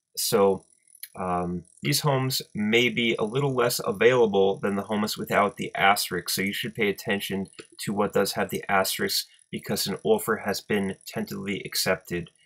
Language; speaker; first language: English; native; English